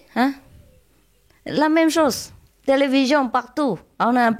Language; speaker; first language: French; non-native, learner; Chinese